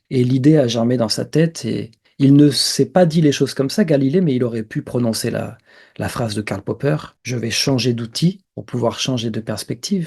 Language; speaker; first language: French; native; French